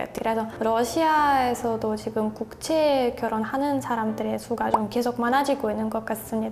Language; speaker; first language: Korean; non-native, fluent; Russian